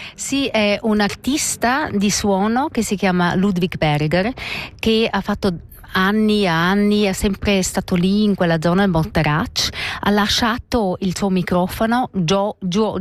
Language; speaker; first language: Italian; non-native, local second language; Romansh